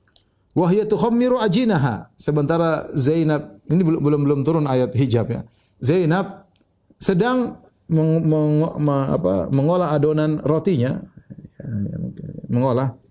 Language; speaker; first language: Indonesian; native; Indonesian